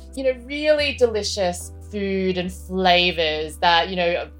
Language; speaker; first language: English; native; English